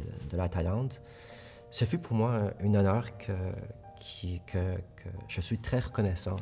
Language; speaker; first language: French; early bilingual, other home language; Korean